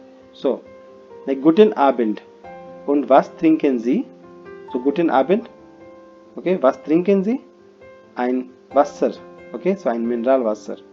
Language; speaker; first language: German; non-native, fluent; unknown